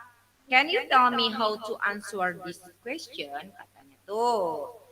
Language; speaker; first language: English; non-native, learner; Indonesian